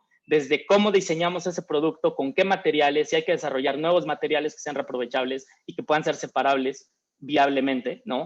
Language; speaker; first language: Spanish; native; Spanish